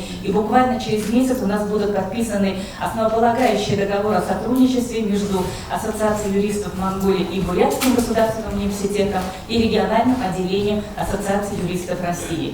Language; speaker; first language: Russian; native; Russian